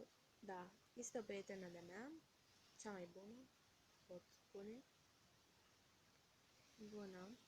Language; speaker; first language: Romanian; native; Romanian